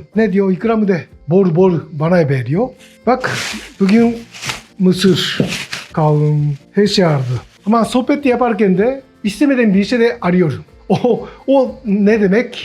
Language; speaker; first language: Turkish; non-native, learner; Japanese